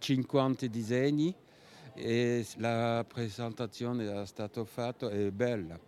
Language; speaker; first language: Italian; non-native, learner; French